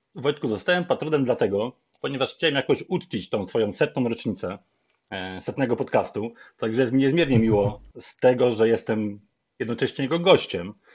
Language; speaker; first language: Polish; native; Polish